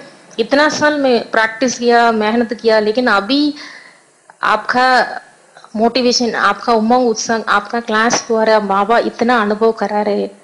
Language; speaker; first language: Hindi; non-native, local second language; Tamil